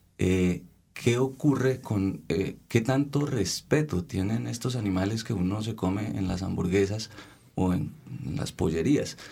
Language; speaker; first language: Spanish; native; Spanish